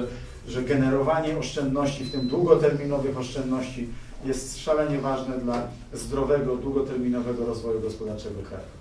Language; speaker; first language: Polish; native; Polish